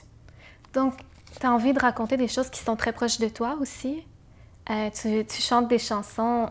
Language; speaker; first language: French; native; French